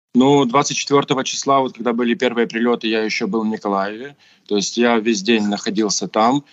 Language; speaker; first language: Russian; native; Russian